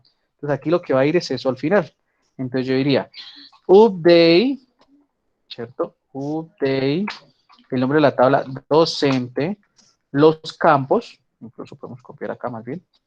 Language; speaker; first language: Spanish; native; Spanish